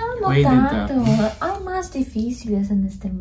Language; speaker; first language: Spanish; non-native, fluent; Polish